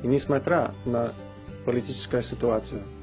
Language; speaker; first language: Russian; non-native, fluent; English